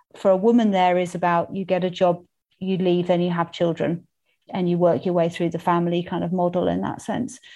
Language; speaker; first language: English; native; English